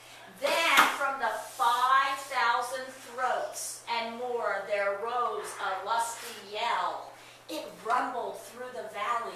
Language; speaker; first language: English; native; English